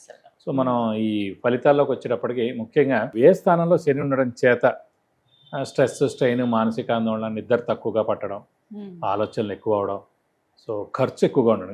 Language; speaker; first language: Telugu; native; Telugu